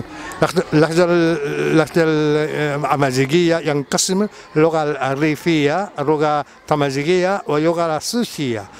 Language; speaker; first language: Arabic; non-native, learner; Japanese